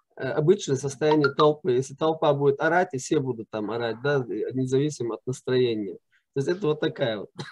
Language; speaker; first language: Russian; non-native, local second language; Chechen